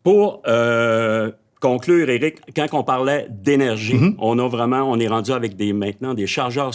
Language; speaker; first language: French; native; French